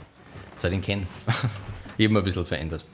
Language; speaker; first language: German; native; German